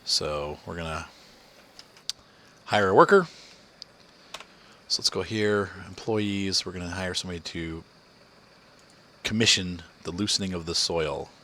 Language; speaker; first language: English; native; English